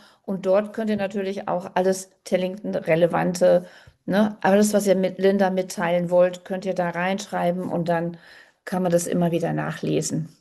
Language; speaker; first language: German; native; German